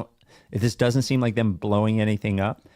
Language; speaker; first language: English; native; English